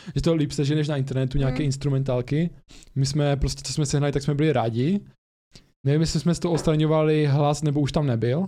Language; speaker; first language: Czech; native; Czech